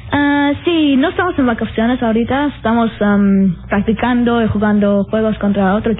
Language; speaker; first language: Spanish; early bilingual, heritage; Spanish